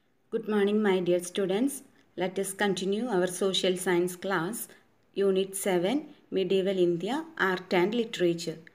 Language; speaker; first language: English; non-native, local second language; Malayalam